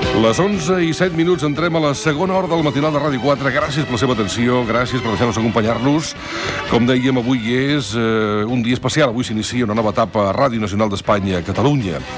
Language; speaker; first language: Catalan; native; Catalan